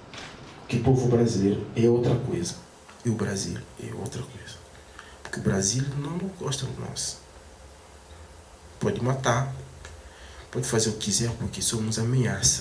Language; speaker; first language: Portuguese; non-native, fluent; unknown